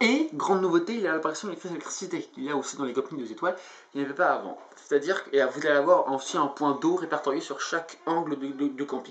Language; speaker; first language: French; native; French